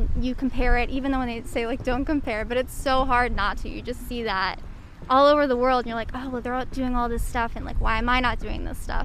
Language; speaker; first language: English; native; English